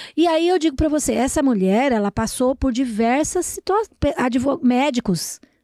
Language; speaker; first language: Portuguese; native; Portuguese